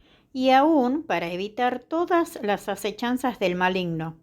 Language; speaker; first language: Spanish; native; Spanish